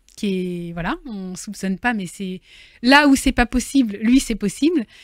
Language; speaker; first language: French; native; French